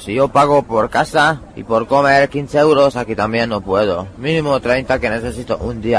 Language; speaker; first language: Spanish; non-native, learner; Hungarian